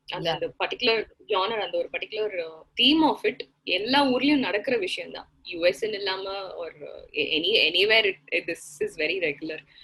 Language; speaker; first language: Tamil; non-native, local second language; Malayalam